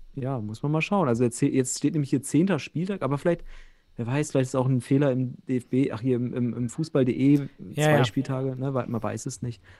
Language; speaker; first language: German; native; German